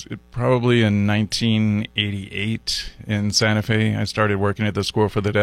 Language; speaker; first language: English; native; English